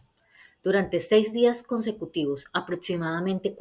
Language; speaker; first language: Spanish; native; Spanish